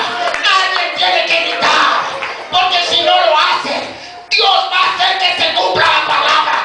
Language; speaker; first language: Spanish; native; Spanish